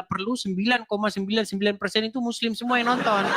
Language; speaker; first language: Indonesian; native; Indonesian